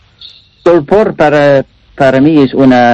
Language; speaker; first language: Spanish; non-native, learner; English